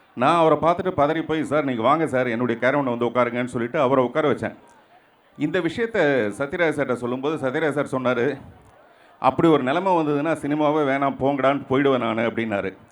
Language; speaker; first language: Tamil; native; Tamil